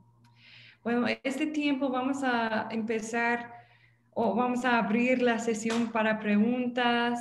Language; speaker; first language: Spanish; non-native, fluent; English